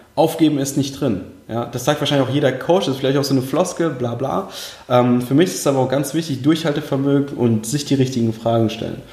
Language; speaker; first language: German; early bilingual, other home language; Russian